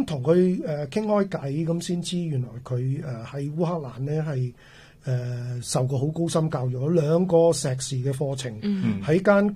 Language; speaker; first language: Cantonese; native; Cantonese